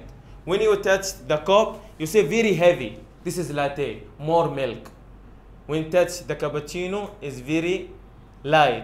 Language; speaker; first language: English; non-native, learner; Arabic